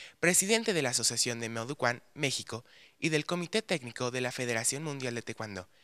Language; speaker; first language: Spanish; native; Spanish